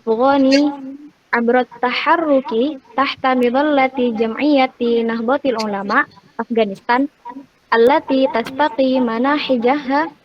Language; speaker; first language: Arabic; non-native, learner; Indonesian